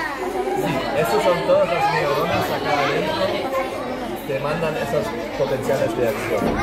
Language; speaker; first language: Spanish; non-native, fluent; German